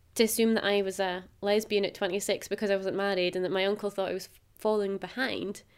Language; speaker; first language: English; native; English